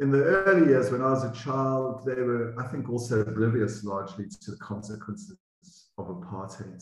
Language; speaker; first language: English; native; English